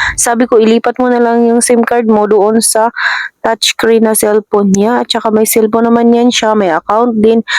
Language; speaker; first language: Filipino; native; Filipino